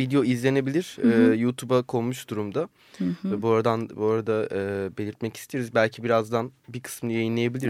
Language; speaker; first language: Turkish; native; Turkish